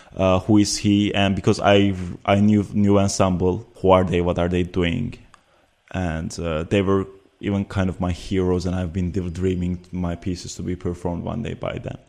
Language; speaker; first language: English; non-native, fluent; Turkish